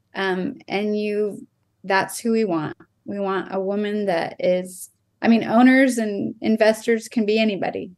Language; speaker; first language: English; native; English